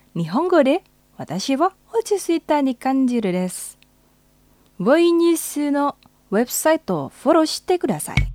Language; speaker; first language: Japanese; non-native, fluent; Indonesian